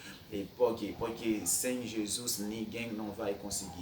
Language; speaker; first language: Portuguese; non-native, fluent; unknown